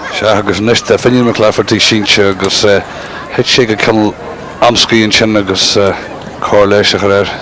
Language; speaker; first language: Irish; native; Irish